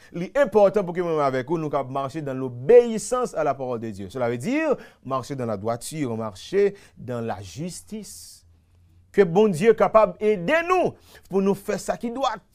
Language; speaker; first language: French; non-native, local second language; Haitian Creole